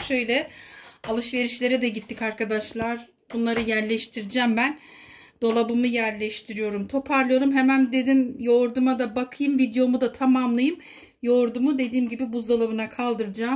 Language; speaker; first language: Turkish; native; Turkish